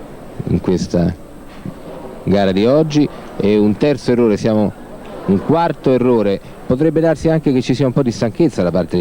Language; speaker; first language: Italian; native; Italian